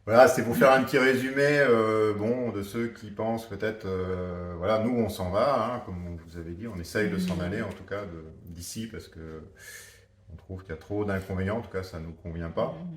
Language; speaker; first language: French; native; French